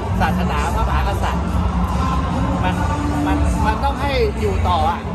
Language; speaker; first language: Thai; native; Thai